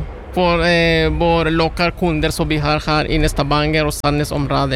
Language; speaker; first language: Norwegian; non-native, learner; Spanish